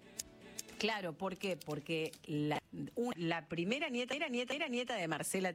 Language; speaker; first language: Spanish; native; Spanish